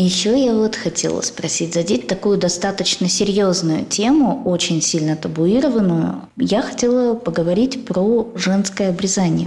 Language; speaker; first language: Russian; native; Russian